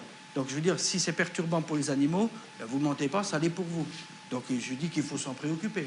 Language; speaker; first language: French; native; French